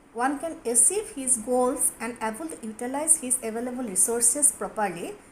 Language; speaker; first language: English; non-native, local second language; Assamese